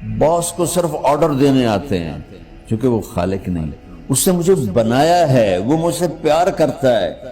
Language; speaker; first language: Urdu; non-native, local second language; Punjabi